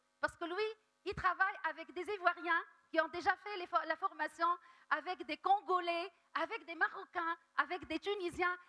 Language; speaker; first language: French; non-native, local second language; Arabic